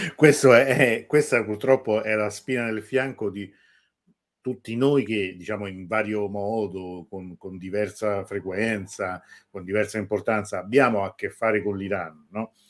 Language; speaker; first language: Italian; native; Italian